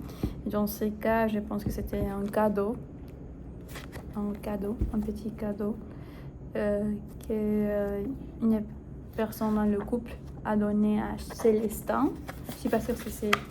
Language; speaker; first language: French; non-native, fluent; Spanish